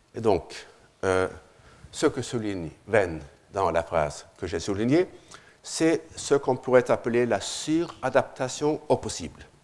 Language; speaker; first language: French; non-native, fluent; Norwegian